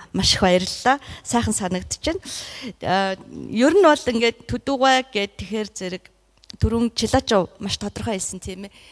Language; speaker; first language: Mongolian; native; Mongolian